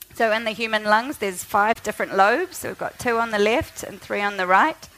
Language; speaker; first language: English; native; English